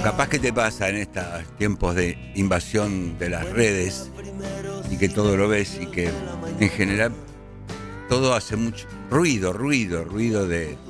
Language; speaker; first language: Spanish; native; Spanish